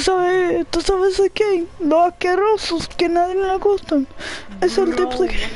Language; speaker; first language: Spanish; early bilingual, heritage; English